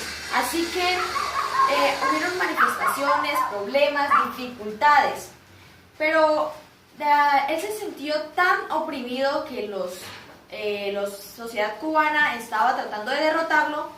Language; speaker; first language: Spanish; native; Spanish